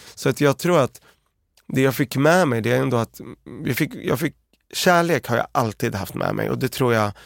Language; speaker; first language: Swedish; early bilingual, other home language; Arabic